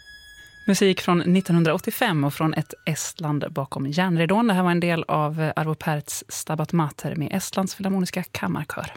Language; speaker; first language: Swedish; native; Swedish